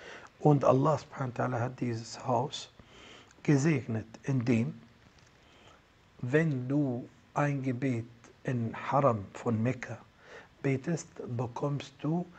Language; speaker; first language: German; non-native, fluent; Arabic